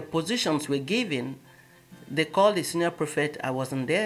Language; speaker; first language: English; non-native, local second language; Igbo